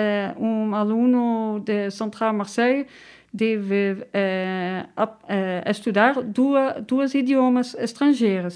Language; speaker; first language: Portuguese; non-native, learner; Dutch